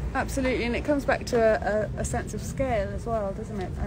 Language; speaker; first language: English; native; English